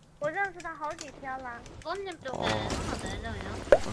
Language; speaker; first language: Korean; non-native, learner; Chinese